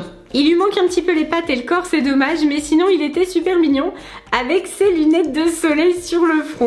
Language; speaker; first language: French; native; French